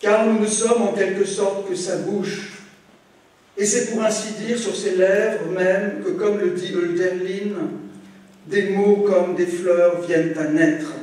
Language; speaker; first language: French; native; French